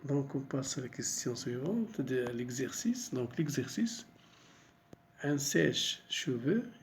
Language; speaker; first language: French; non-native, local second language; Arabic